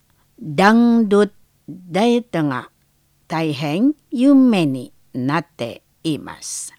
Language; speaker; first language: Japanese; non-native, learner; Indonesian